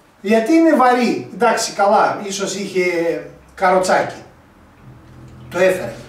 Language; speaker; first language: Greek; non-native, fluent; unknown